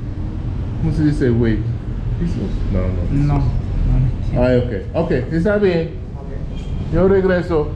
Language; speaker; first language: Spanish; non-native, learner; English